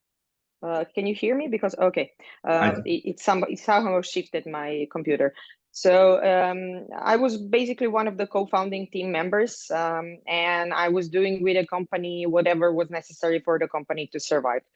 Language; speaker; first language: English; non-native, fluent; Croatian